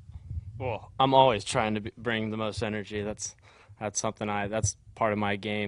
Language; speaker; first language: English; native; English